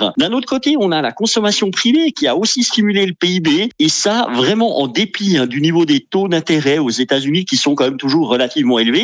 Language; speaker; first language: French; native; French